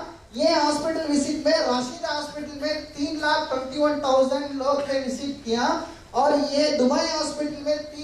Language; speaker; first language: Hindi; non-native, local second language; Tamil